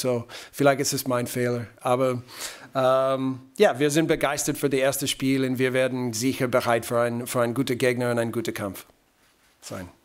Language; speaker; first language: German; non-native, fluent; English